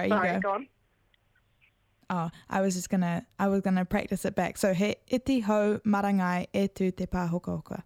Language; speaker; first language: English; native; English